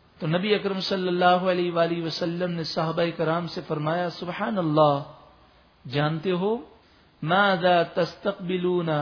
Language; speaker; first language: Urdu; native; Urdu